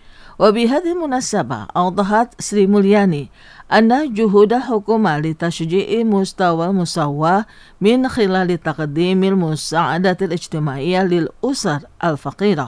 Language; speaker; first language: Arabic; non-native, fluent; Indonesian